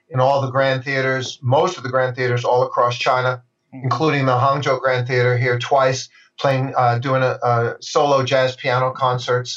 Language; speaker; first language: English; native; English